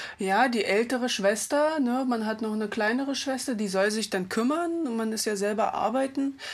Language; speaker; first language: German; early bilingual, other home language; Russian